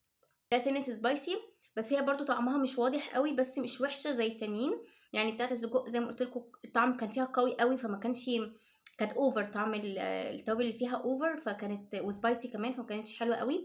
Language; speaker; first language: Arabic; native; Arabic